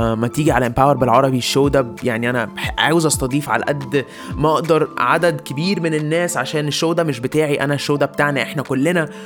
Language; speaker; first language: Arabic; early bilingual, heritage; Arabic